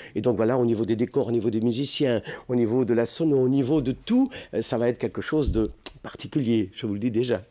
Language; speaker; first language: French; early bilingual, other home language; Italian